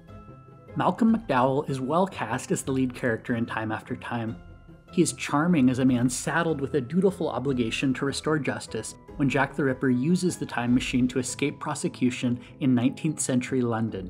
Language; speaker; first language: English; native; English